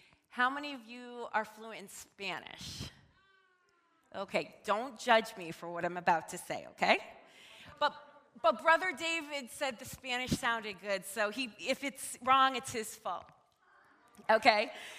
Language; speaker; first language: English; native; English